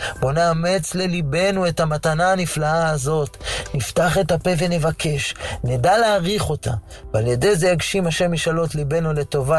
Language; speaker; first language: Hebrew; native; Hebrew